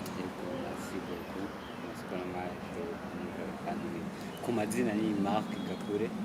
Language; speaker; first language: Rundi; early bilingual, heritage; Rundi